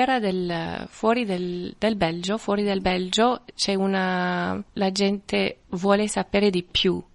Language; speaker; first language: Italian; non-native, fluent; French